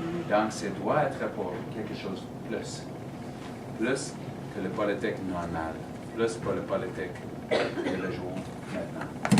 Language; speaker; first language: French; non-native, learner; English